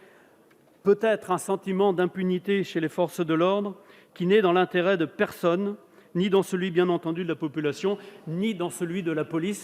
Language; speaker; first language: French; native; French